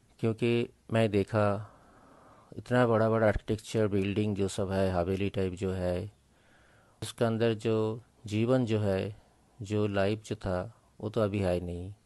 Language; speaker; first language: Hindi; native; Hindi